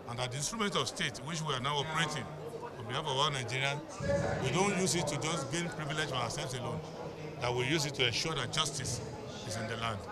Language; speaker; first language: English; non-native, local second language; Yoruba